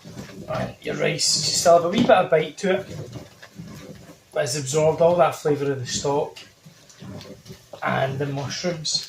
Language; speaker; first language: English; native; English